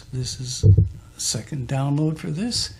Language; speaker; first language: English; native; English